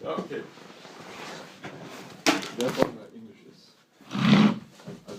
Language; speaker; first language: English; non-native, learner; German